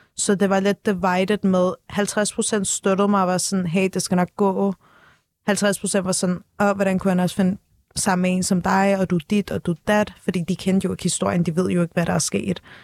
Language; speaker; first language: Danish; early bilingual, other home language; Turkish